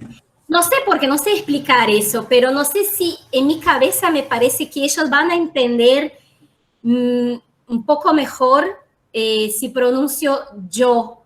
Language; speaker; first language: Spanish; non-native, fluent; Portuguese